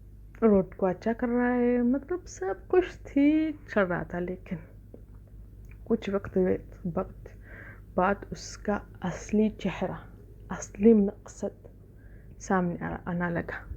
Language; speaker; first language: Hindi; non-native, fluent; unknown